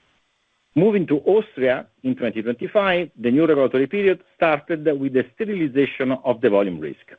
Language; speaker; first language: English; non-native, fluent; Italian